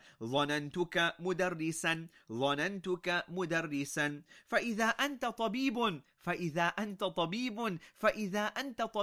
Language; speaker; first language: Arabic; non-native, fluent; English